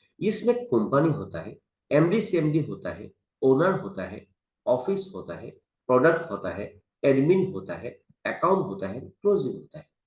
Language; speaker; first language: Hindi; non-native, local second language; Assamese